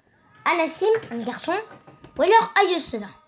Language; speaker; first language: French; native; French